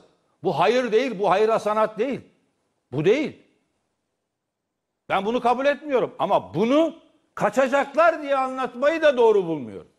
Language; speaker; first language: Turkish; native; Turkish